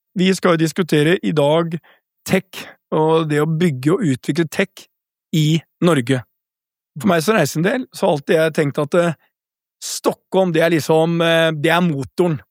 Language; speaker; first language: Norwegian; native; Norwegian